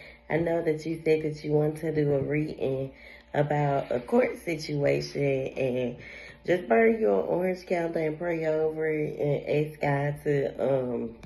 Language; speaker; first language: English; native; English